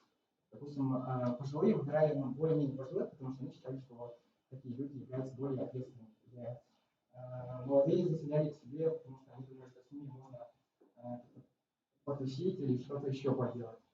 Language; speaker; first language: Russian; native; Russian